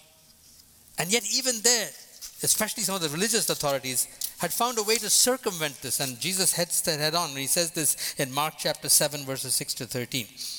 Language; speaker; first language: English; non-native, local second language; Tamil